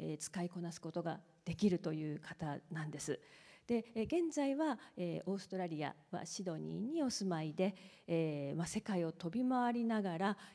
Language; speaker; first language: Japanese; native; Japanese